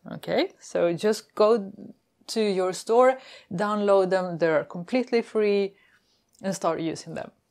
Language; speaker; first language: English; non-native, fluent; Spanish